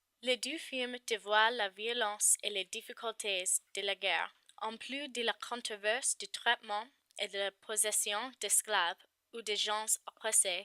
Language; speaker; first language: French; non-native, fluent; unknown